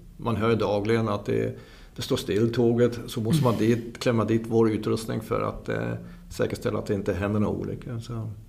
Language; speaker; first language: Swedish; non-native, fluent; German